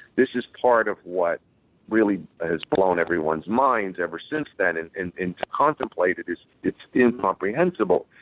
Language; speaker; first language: English; native; English